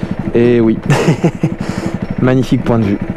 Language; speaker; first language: French; native; French